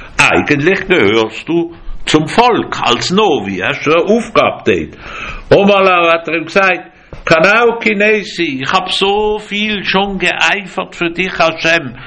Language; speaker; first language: German; native; German